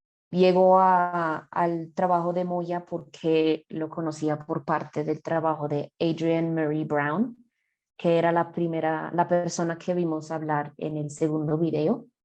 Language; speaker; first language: Spanish; non-native, fluent; English